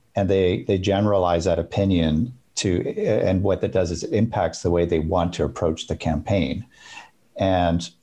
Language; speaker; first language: English; native; English